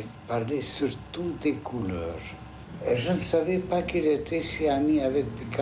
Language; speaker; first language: French; non-native, fluent; Russian